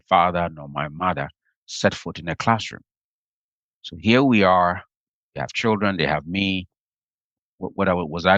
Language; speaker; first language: English; non-native, local second language; Akan